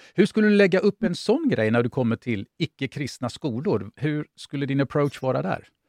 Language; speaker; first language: Swedish; native; Swedish